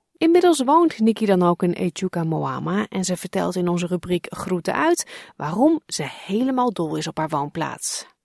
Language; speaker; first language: Dutch; native; Dutch